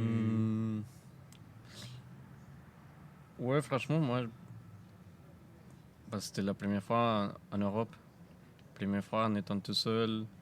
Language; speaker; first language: French; non-native, fluent; Spanish